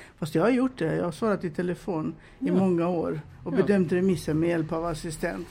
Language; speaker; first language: Swedish; non-native, fluent; Romanian